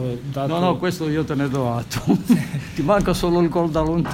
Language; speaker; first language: Italian; native; Italian